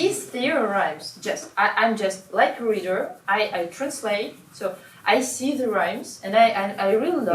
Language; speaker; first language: English; non-native, learner; Russian